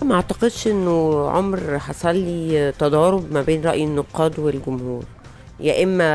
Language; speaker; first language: Arabic; native; Arabic